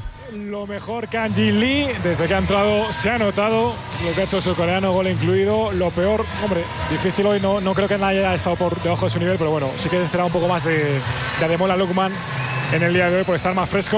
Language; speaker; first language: Spanish; native; Spanish